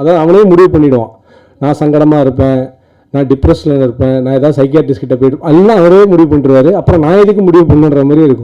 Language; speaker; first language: Tamil; native; Tamil